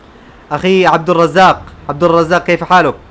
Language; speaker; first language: Arabic; non-native, fluent; Bangla